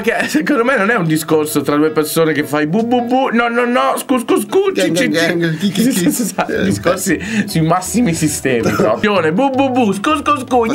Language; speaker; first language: Italian; native; Italian